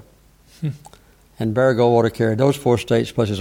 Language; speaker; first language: English; native; English